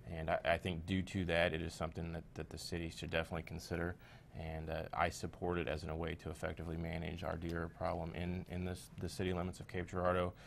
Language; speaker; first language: English; native; English